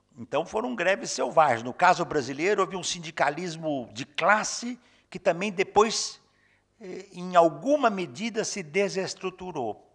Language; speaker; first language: Portuguese; native; Portuguese